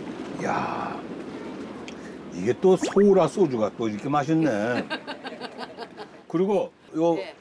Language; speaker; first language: Korean; native; Korean